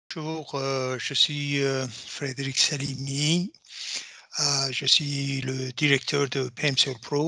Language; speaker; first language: French; non-native, fluent; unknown